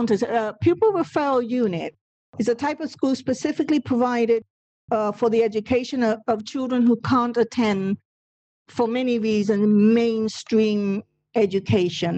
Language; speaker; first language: English; non-native, fluent; Spanish